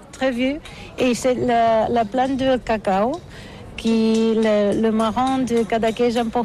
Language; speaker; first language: French; non-native, learner; Catalan